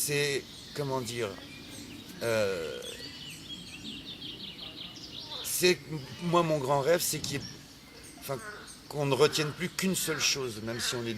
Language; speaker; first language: French; native; French